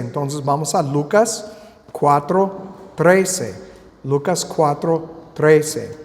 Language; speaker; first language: Spanish; non-native, fluent; English